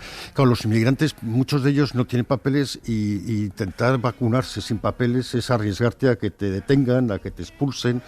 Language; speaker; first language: Spanish; native; Spanish